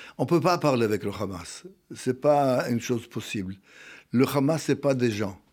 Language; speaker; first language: French; non-native, fluent; Hebrew